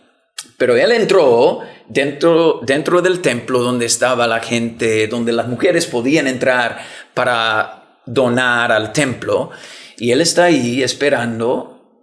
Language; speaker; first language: Spanish; non-native, fluent; English